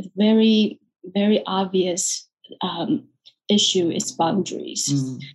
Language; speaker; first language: English; non-native, fluent; Chinese